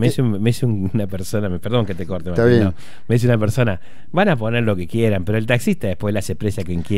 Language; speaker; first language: Spanish; native; Spanish